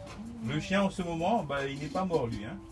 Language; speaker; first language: French; native; French